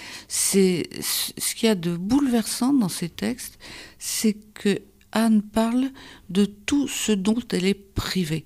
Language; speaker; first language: French; native; French